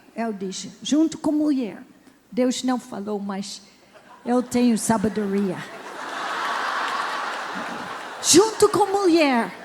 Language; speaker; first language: Portuguese; non-native, learner; English